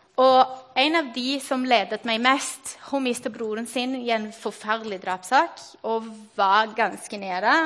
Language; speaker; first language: Norwegian; non-native, fluent; Portuguese